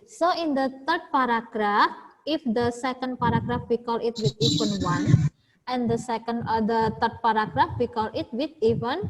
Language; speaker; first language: English; non-native, learner; Indonesian